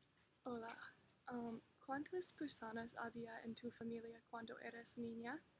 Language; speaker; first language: Spanish; non-native, learner; English